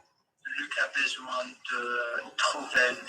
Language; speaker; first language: French; non-native, learner; English